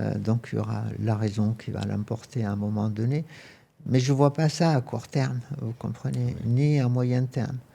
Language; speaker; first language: French; non-native, fluent; Arabic